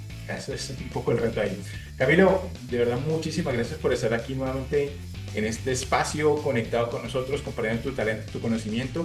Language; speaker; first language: Spanish; native; Spanish